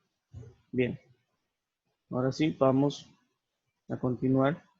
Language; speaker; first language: Spanish; native; Spanish